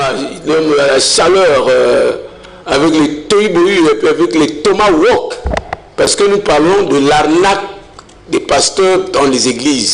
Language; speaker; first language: French; non-native, local second language; Lingala